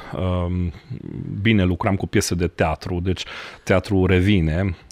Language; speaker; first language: Romanian; non-native, local second language; Hungarian